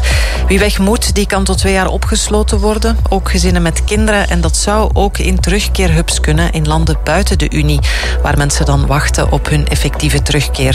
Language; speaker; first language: Dutch; native; Dutch